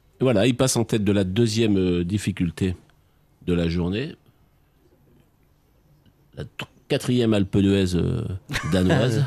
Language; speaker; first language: French; native; French